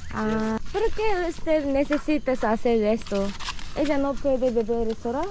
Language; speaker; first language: Spanish; non-native, learner; Japanese